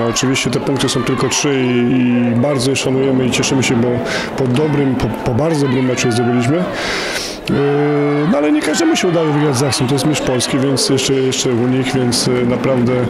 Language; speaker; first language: Polish; native; Polish